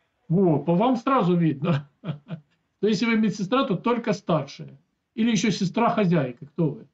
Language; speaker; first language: Russian; native; Russian